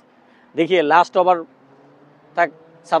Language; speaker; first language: Hindi; non-native, learner; Bangla